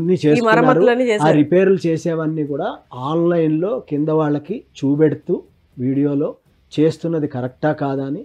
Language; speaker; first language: Telugu; native; Telugu